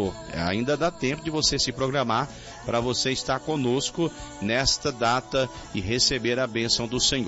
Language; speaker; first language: Portuguese; native; Portuguese